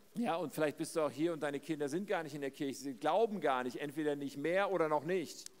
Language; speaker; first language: German; native; German